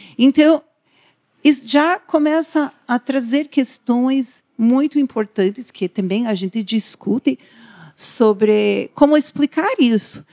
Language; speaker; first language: Portuguese; non-native, fluent; English